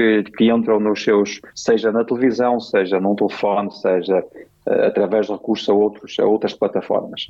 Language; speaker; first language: Portuguese; native; Portuguese